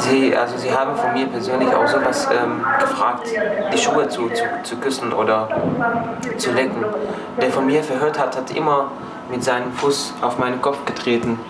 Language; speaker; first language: German; non-native, fluent; Arabic